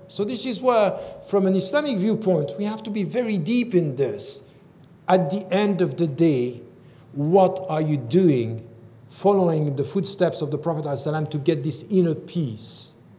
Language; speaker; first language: English; non-native, fluent; French